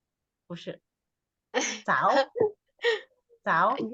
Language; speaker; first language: Chinese; non-native, fluent; Indonesian